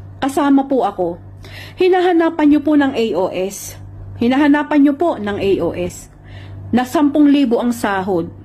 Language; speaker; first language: Filipino; native; Filipino